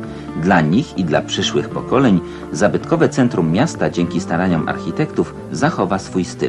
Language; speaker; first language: Polish; native; Polish